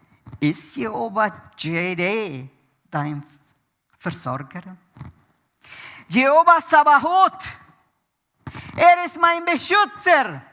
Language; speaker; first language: German; non-native, fluent; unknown